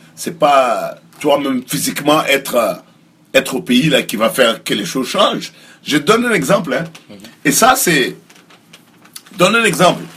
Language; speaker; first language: French; non-native, local second language; Mossi